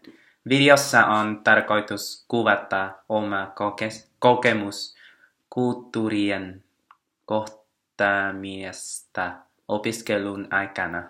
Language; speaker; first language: Finnish; non-native, learner; Vietnamese